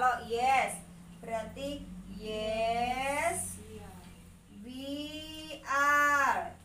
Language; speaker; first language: English; non-native, learner; Indonesian